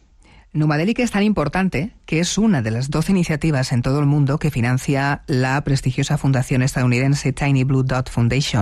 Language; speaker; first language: Spanish; native; Spanish